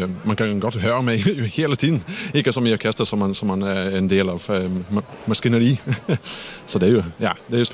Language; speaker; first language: Danish; non-native, fluent; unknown